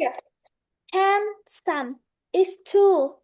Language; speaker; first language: English; non-native, learner; Vietnamese